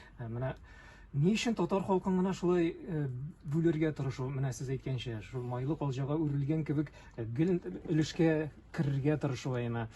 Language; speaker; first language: Tatar; native; Tatar